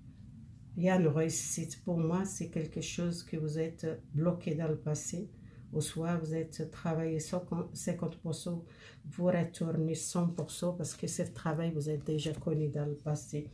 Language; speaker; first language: French; non-native, fluent; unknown